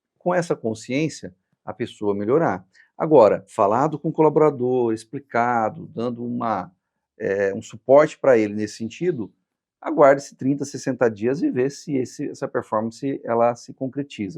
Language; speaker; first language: Portuguese; native; Portuguese